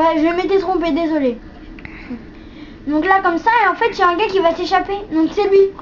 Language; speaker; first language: French; native; French